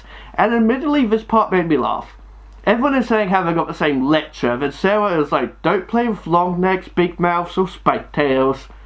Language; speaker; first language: English; native; English